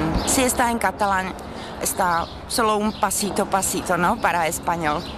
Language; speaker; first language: Spanish; non-native, fluent; Czech